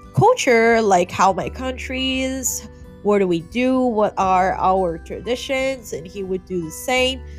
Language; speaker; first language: English; non-native, fluent; Portuguese